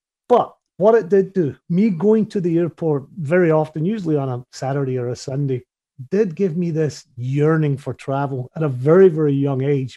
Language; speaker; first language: English; native; English